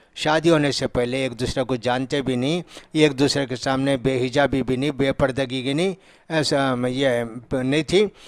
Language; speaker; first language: Urdu; native; Urdu